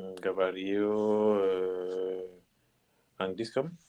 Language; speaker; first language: Russian; non-native, learner; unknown